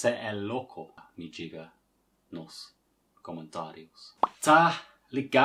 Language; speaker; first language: Portuguese; non-native, learner; English